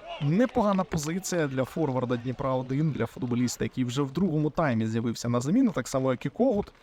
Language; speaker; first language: Ukrainian; native; Ukrainian